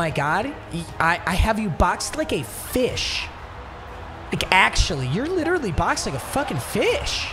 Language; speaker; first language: English; native; English